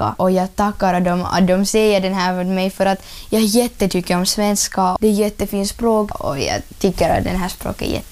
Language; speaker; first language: Swedish; early bilingual, other home language; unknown